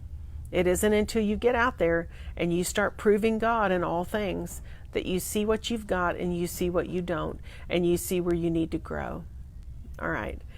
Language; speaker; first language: English; native; English